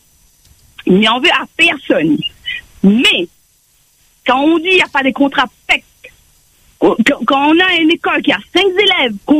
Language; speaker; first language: French; non-native, local second language; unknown